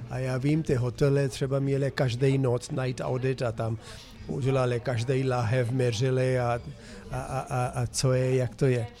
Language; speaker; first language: Czech; non-native, fluent; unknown